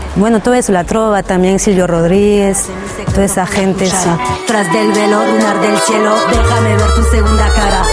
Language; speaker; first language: Spanish; early bilingual, heritage; French